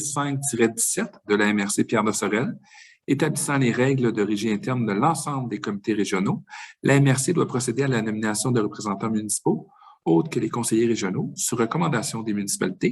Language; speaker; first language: French; native; French